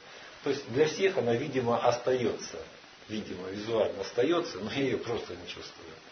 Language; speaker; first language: Russian; native; Russian